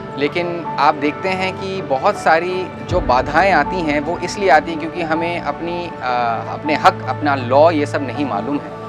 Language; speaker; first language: Hindi; native; Hindi